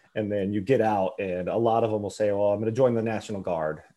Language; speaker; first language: English; native; English